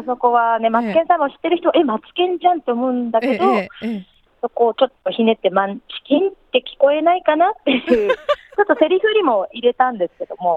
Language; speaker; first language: Japanese; native; Japanese